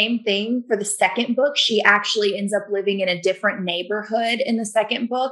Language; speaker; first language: English; native; English